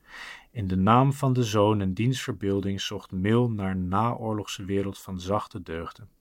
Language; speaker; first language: Dutch; native; Dutch